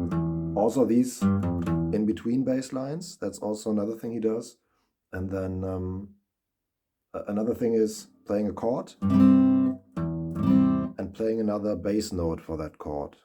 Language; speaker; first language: English; non-native, fluent; German